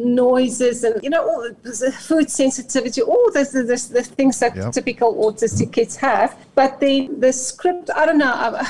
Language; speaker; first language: English; non-native, local second language; Afrikaans